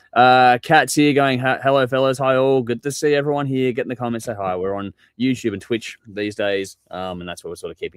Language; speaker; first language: English; native; English